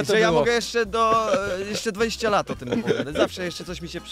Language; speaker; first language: Polish; early bilingual, other home language; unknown